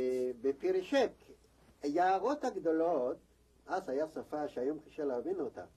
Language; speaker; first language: Hebrew; non-native, fluent; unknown